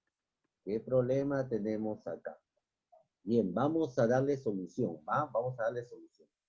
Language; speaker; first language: Spanish; native; Spanish